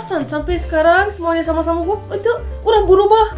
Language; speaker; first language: Indonesian; non-native, fluent; Turkish